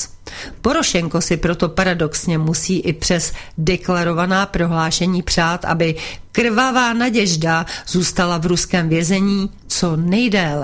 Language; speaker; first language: Czech; native; Czech